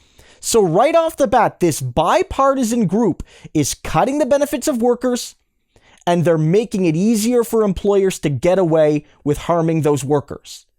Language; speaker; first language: English; native; English